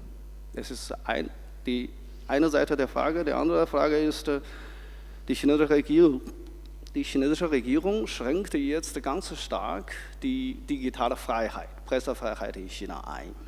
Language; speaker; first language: German; non-native, fluent; Chinese